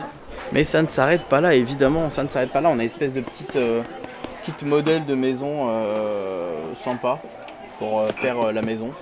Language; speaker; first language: French; native; French